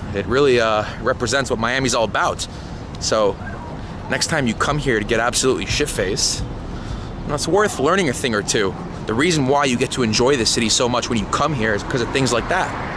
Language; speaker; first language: English; native; English